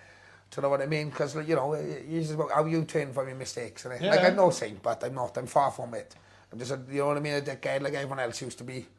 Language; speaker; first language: English; native; English